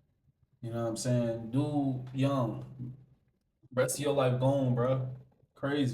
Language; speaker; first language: English; native; English